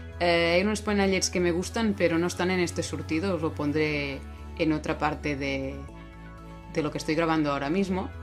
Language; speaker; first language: Spanish; non-native, local second language; Catalan